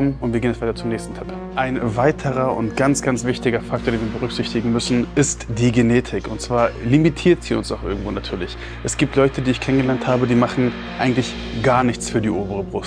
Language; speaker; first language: German; native; German